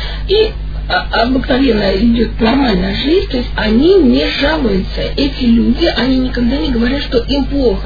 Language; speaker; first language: Russian; native; Russian